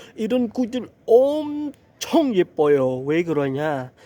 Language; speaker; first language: Korean; non-native, learner; Khmer